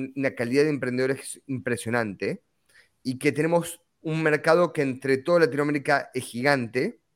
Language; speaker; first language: Spanish; native; Spanish